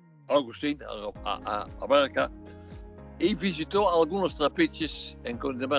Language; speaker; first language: Spanish; non-native, fluent; Dutch